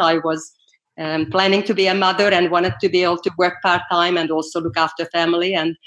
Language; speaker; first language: English; non-native, fluent; Hungarian